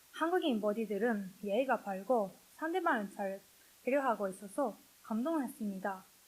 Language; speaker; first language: Korean; non-native, learner; Japanese